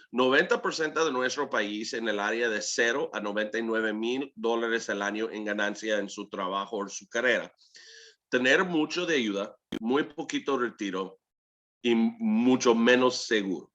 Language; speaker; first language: Spanish; early bilingual, heritage; English